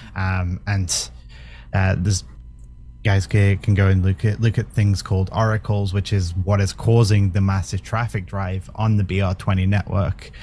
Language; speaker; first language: English; native; English